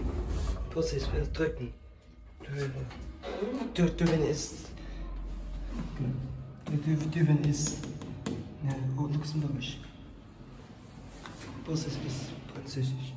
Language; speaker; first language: German; non-native, local second language; Luxembourgish